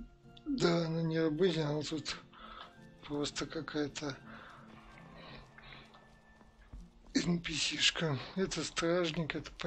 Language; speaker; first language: Russian; native; Russian